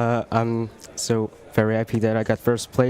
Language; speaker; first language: English; non-native, learner; Korean